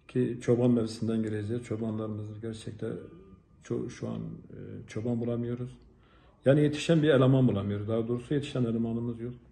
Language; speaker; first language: Turkish; native; Turkish